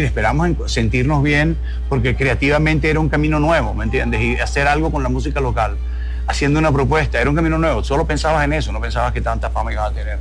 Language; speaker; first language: Spanish; native; Spanish